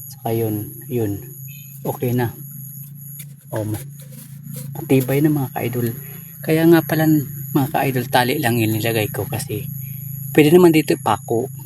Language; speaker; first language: Filipino; non-native, local second language; Bikol